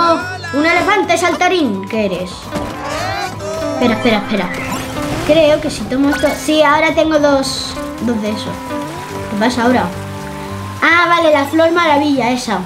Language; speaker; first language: Spanish; native; Spanish